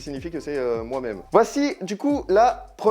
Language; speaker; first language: French; native; French